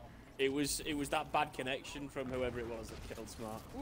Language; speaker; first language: English; native; English